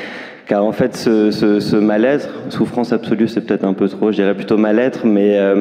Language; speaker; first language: French; native; French